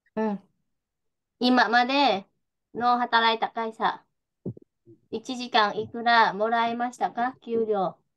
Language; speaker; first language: Japanese; non-native, fluent; Vietnamese